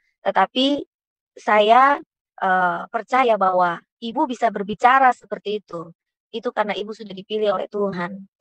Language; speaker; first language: Indonesian; native; Indonesian